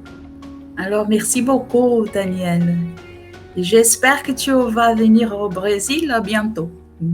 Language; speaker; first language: French; non-native, fluent; Portuguese